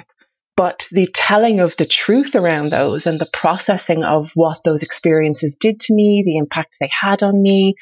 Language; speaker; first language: English; native; English